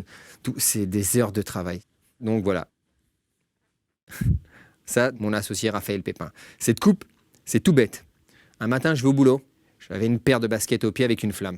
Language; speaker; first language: French; native; French